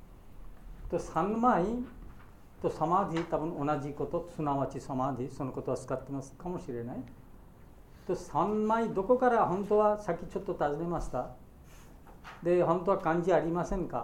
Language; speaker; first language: Japanese; non-native, learner; Bangla